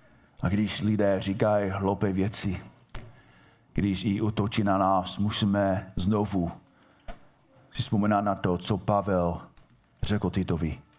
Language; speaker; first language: Czech; non-native, fluent; English